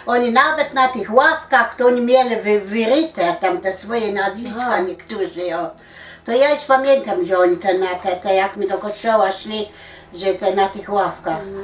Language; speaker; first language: Polish; non-native, local second language; Kashubian